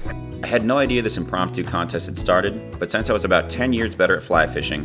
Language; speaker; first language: English; native; English